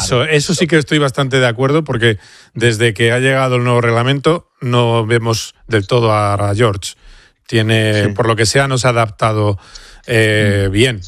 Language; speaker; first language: Spanish; native; Spanish